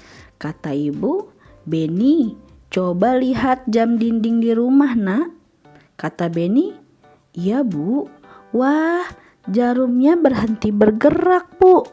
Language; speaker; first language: Indonesian; native; Indonesian